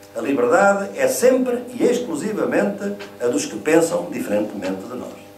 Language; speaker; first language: Portuguese; native; Portuguese